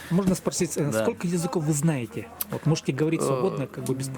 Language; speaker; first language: Russian; native; Russian